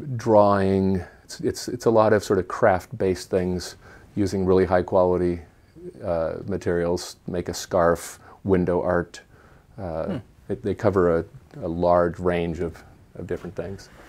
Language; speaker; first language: English; native; English